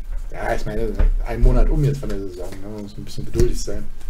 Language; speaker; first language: German; native; German